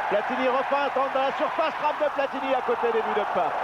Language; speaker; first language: French; native; French